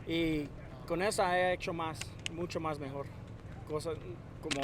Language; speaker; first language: Spanish; early bilingual, other home language; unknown